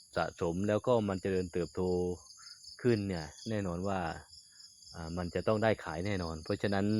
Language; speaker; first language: Thai; non-native, local second language; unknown